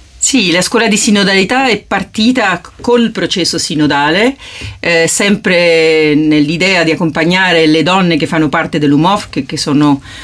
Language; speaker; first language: Italian; non-native, fluent; Spanish